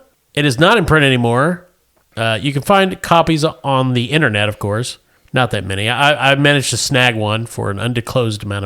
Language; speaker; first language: English; native; English